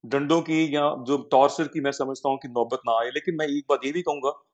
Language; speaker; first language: Hindi; native; Hindi